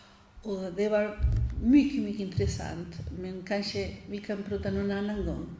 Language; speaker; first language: Swedish; non-native, fluent; Spanish